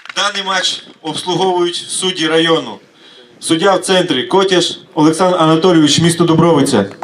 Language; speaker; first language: Ukrainian; native; Ukrainian